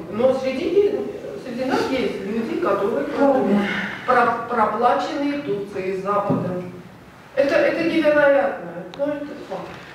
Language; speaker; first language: Russian; non-native, local second language; Armenian